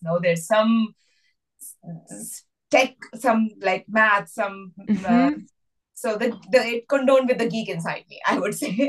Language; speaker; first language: English; non-native, local second language; Hindi